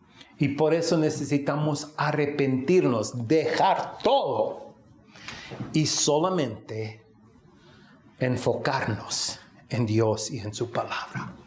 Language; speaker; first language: Spanish; non-native, fluent; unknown